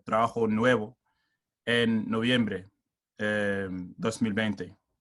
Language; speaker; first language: Spanish; non-native, learner; English